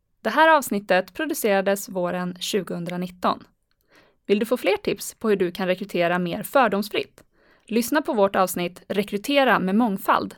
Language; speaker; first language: Swedish; native; Swedish